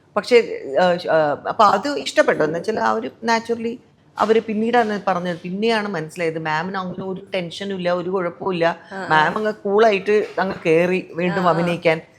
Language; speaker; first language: Malayalam; non-native, local second language; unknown